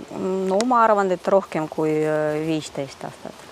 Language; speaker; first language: Estonian; early bilingual, heritage; Russian